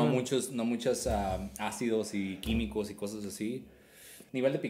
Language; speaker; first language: Spanish; native; Spanish